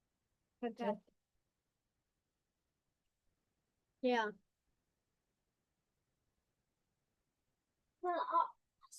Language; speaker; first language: Chinese; early bilingual, heritage; Chinese